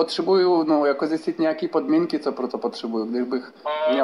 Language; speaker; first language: Czech; non-native, learner; Ukrainian